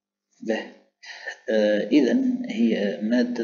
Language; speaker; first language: Arabic; native; Arabic